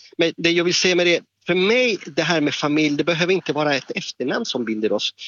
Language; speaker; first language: Swedish; non-native, fluent; Spanish